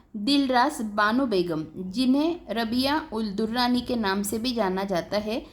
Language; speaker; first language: Hindi; non-native, local second language; Marathi